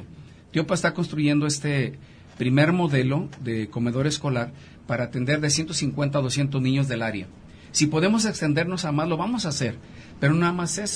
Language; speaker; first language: Spanish; native; Spanish